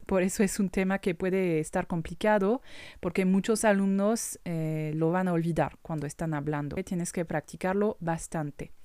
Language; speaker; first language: Spanish; non-native, fluent; French